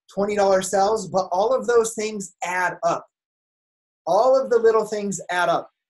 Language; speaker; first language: English; native; English